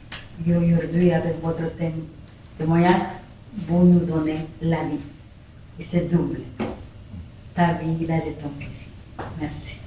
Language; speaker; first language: French; non-native, fluent; Spanish